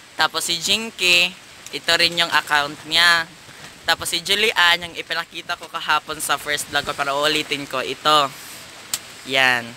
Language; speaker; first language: Filipino; non-native, local second language; Cebuano